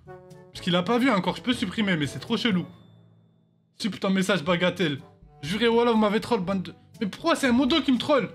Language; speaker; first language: French; native; French